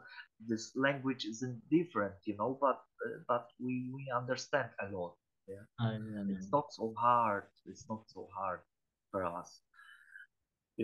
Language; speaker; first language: English; non-native, learner; Polish